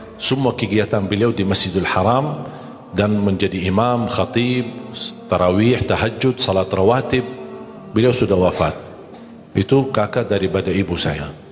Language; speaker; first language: Malay; non-native, fluent; Arabic